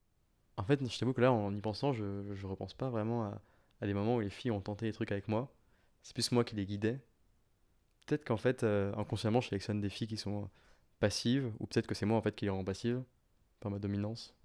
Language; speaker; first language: French; native; French